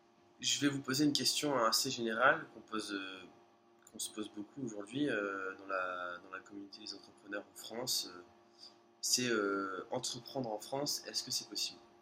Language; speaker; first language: French; native; French